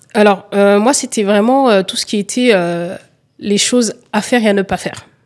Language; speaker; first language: French; early bilingual, other home language; Lingala